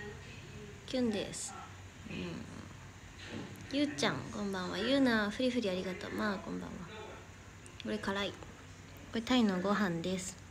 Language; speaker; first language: Japanese; native; Japanese